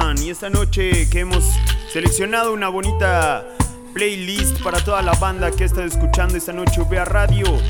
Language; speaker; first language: Spanish; native; Spanish